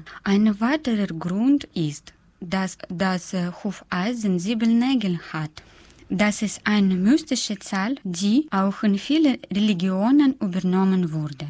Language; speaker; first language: German; non-native, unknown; Russian